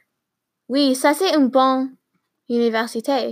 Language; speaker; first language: French; non-native, learner; English